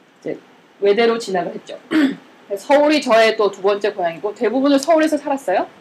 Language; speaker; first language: Korean; native; Korean